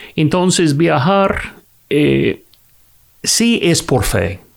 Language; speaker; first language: Spanish; non-native, fluent; English